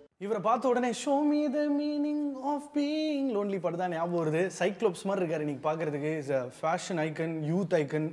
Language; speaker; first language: Tamil; native; Tamil